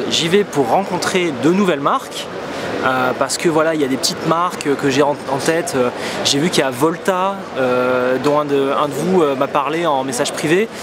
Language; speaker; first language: French; native; French